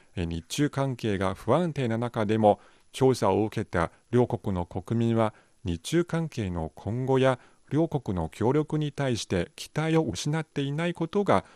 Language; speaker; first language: Japanese; non-native, fluent; Chinese